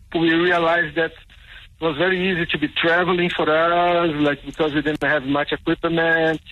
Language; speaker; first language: English; non-native, fluent; Portuguese